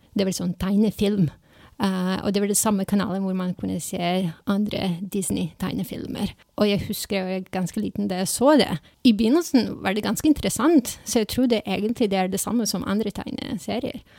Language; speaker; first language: Norwegian; non-native, fluent; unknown